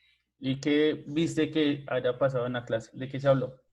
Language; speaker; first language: Spanish; native; Spanish